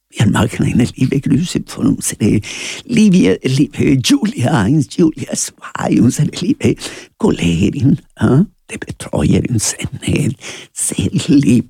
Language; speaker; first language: German; non-native, learner; Spanish